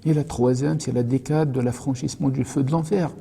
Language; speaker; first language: French; non-native, local second language; Arabic